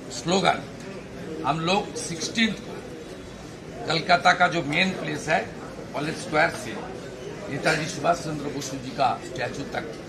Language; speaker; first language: Hindi; non-native, local second language; Bangla